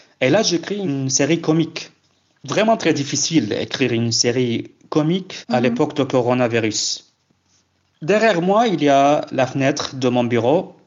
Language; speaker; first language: French; non-native, fluent; Kurdish